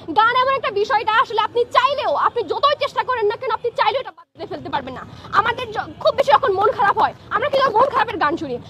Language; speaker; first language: Bangla; non-native, local second language; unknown